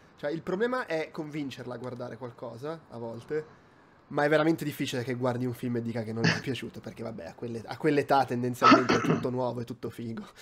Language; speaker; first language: Italian; native; Italian